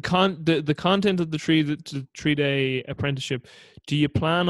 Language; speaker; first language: English; native; English